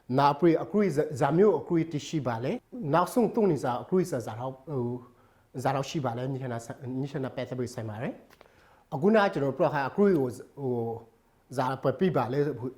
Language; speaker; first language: Burmese; native; Burmese